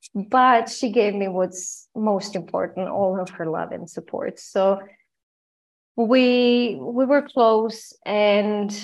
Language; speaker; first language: English; non-native, fluent; Croatian